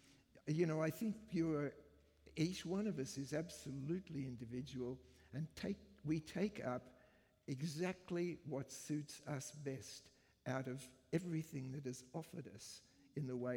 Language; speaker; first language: English; native; English